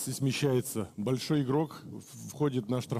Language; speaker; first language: Russian; native; Russian